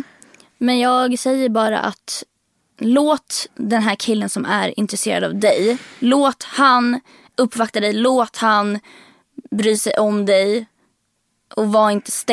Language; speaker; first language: Swedish; native; Swedish